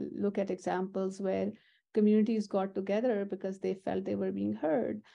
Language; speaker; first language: English; non-native, local second language; Urdu